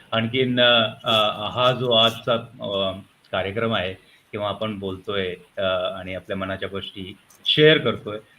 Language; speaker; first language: Marathi; non-native, local second language; Punjabi